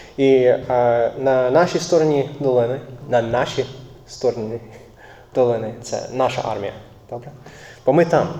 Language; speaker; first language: Ukrainian; non-native, fluent; English